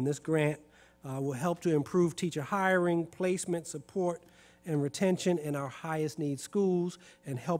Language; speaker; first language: English; native; English